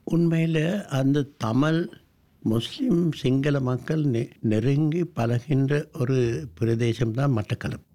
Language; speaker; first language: Tamil; non-native, local second language; Sinhala